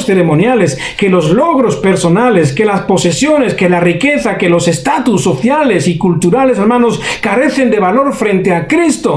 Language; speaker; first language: Spanish; native; Spanish